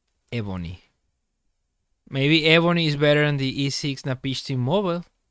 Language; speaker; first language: English; early bilingual, other home language; Spanish